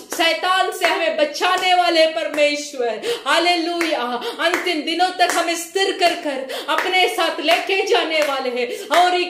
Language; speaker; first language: Hindi; non-native, local second language; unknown